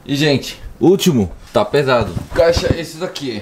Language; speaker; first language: Portuguese; non-native, fluent; Korean